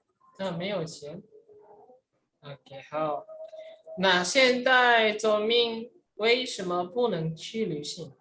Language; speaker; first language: Chinese; non-native, fluent; Indonesian